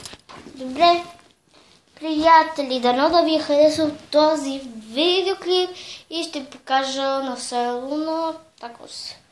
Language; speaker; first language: Bulgarian; early bilingual, heritage; Bulgarian